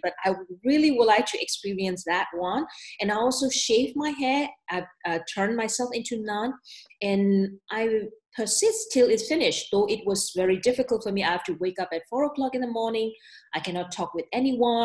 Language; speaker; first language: English; non-native, learner; Burmese